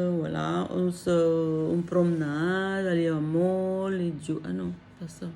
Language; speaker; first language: French; non-native, learner; Filipino